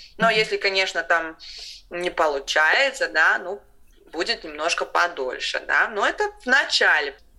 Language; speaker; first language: Russian; non-native, local second language; Latvian